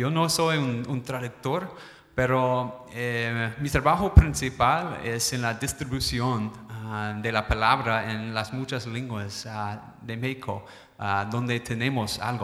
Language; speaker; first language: Spanish; non-native, fluent; English